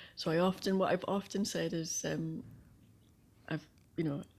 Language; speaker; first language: English; native; English